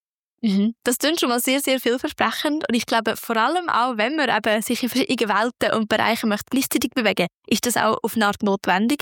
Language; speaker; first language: German; native; German